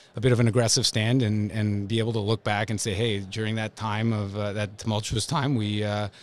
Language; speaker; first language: English; native; English